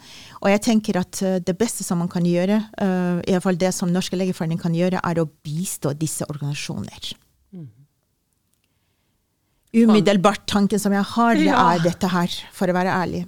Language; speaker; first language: Norwegian; non-native, fluent; Persian